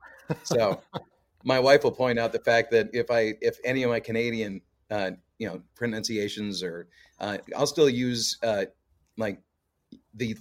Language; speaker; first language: English; native; English